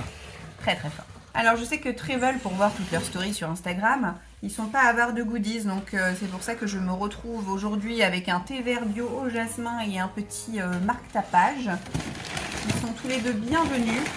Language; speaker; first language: French; native; French